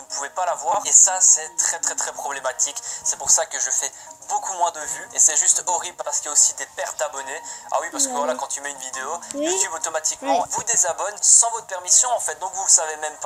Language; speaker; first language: French; native; French